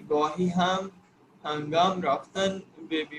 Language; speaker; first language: Persian; non-native, learner; Urdu